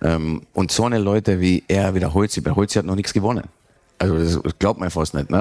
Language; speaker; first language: German; native; German